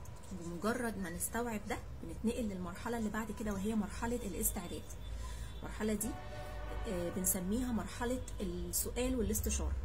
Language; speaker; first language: Arabic; native; Arabic